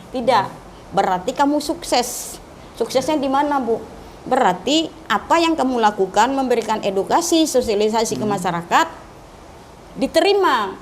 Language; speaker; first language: Indonesian; non-native, local second language; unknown